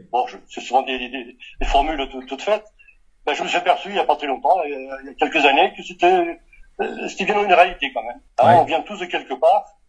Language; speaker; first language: French; early bilingual, other home language; Portuguese